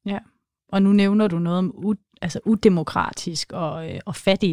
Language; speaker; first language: Danish; native; Danish